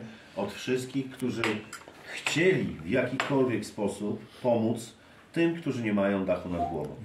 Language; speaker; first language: Polish; native; Polish